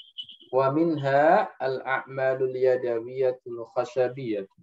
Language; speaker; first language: Arabic; non-native, fluent; Indonesian